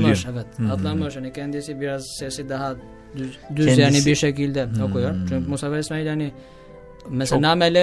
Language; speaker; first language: Turkish; non-native, learner; Albanian